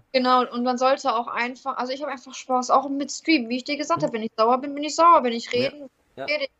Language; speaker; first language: German; native; German